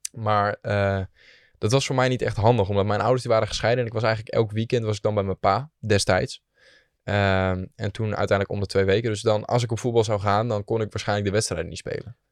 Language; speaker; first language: Dutch; native; Dutch